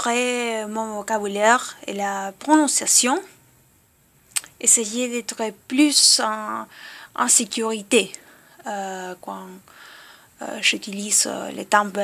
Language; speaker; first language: French; non-native, learner; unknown